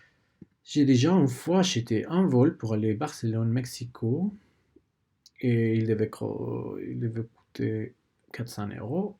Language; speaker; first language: French; non-native, learner; Spanish